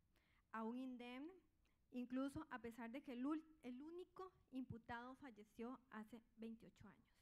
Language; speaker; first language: Spanish; native; Spanish